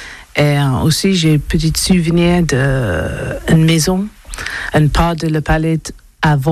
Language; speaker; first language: French; non-native, learner; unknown